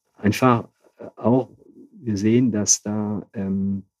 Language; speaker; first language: German; non-native, fluent; French